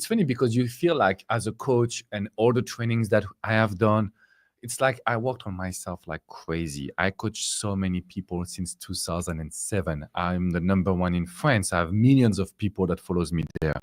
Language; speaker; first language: English; non-native, fluent; French